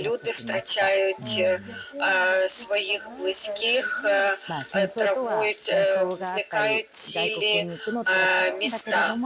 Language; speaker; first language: Ukrainian; non-native, fluent; Japanese